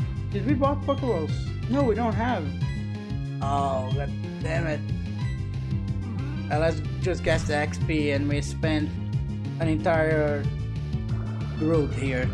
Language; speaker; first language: English; non-native, fluent; Portuguese